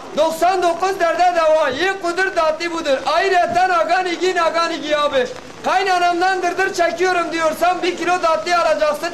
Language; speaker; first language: Turkish; non-native, local second language; Zaza